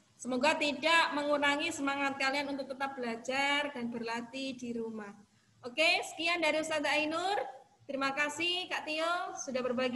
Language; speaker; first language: Indonesian; native; Indonesian